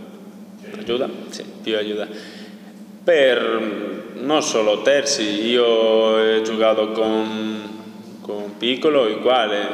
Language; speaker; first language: Italian; non-native, learner; Spanish